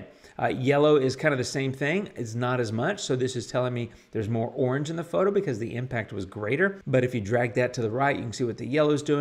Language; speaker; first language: English; native; English